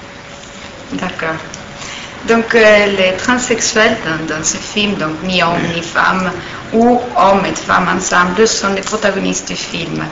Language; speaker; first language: French; non-native, fluent; Italian